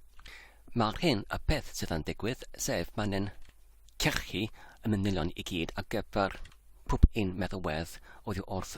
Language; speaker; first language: Welsh; non-native, learner; English